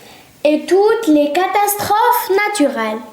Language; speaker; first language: French; non-native, local second language; Arabic